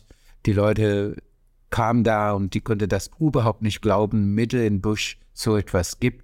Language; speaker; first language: German; non-native, fluent; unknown